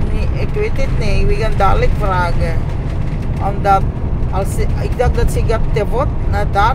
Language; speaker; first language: Dutch; non-native, learner; Filipino